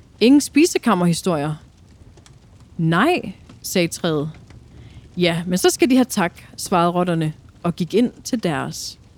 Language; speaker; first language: Danish; native; Danish